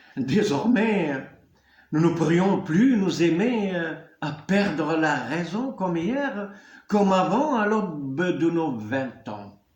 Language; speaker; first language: French; non-native, local second language; Arabic